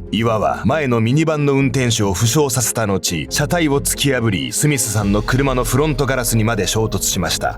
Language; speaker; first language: Japanese; native; Japanese